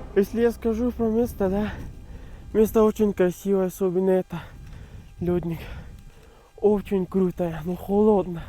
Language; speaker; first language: Russian; non-native, learner; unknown